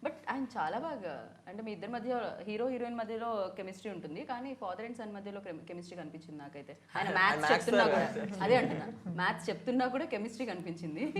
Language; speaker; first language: Telugu; native; Telugu